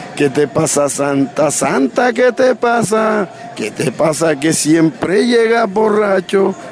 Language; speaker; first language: Spanish; native; Spanish